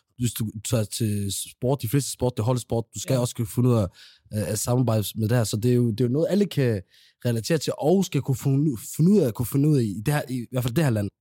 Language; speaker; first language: Danish; early bilingual, other home language; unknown